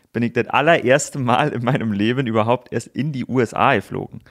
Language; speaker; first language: German; native; German